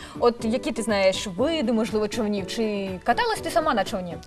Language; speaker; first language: Ukrainian; native; Ukrainian